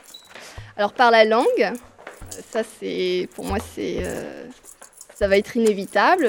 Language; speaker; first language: French; early bilingual, other home language; Portuguese